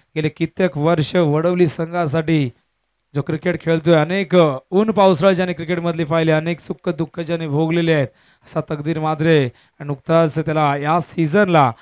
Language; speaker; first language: Marathi; native; Marathi